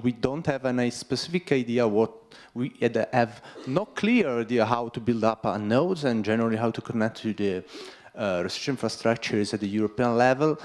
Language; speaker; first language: English; non-native, fluent; Italian